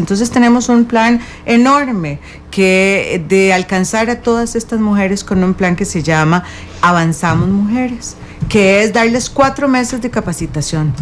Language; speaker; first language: Spanish; native; Spanish